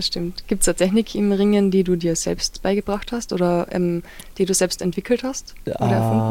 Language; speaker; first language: German; native; German